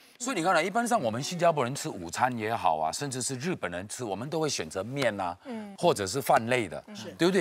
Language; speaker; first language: Chinese; native; Chinese